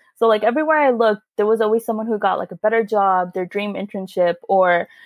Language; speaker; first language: English; early bilingual, other home language; Hindi